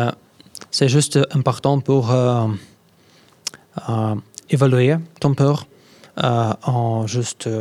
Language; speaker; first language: French; non-native, learner; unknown